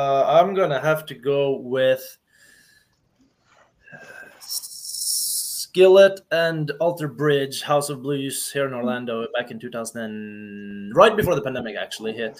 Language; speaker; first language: English; non-native, fluent; Norwegian